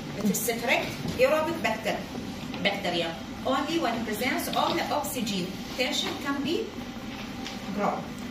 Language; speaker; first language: English; non-native, fluent; Arabic